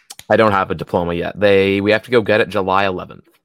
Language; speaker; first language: English; native; English